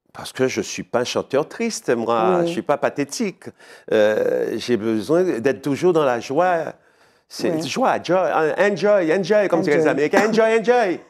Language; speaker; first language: French; native; French